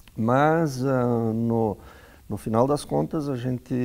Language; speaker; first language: Portuguese; native; Portuguese